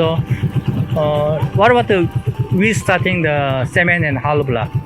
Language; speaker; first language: English; non-native, learner; Korean